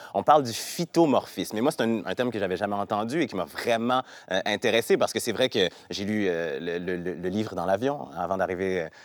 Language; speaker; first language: French; native; French